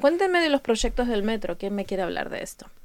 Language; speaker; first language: Spanish; native; Spanish